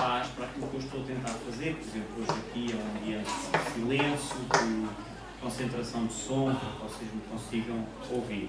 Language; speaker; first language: Portuguese; native; Portuguese